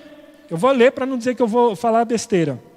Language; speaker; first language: Portuguese; native; Portuguese